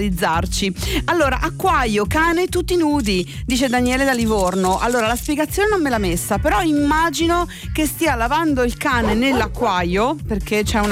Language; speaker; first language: Italian; native; Italian